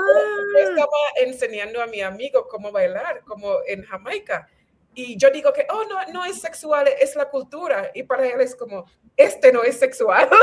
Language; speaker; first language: Spanish; non-native, fluent; English